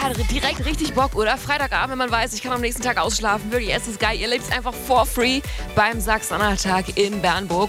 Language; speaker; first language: German; native; German